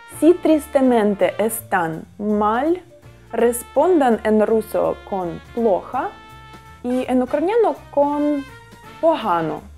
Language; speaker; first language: Spanish; non-native, fluent; Russian